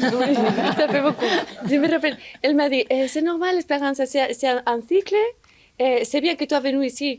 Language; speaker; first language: French; non-native, learner; Spanish